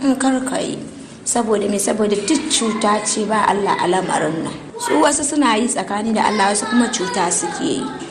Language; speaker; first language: Hausa; native; Hausa